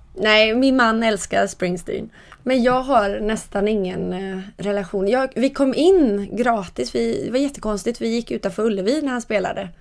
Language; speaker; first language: Swedish; native; Swedish